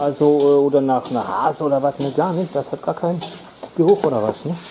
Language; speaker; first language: German; native; German